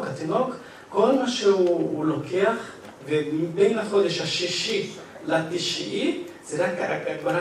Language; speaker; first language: Hebrew; non-native, fluent; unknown